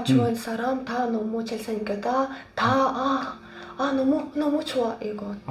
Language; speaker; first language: Korean; non-native, learner; Ukrainian